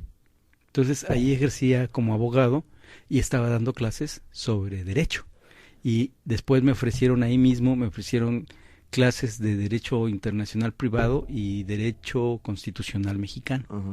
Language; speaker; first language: Spanish; native; Spanish